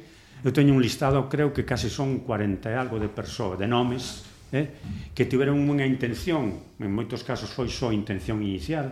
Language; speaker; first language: Galician; native; Galician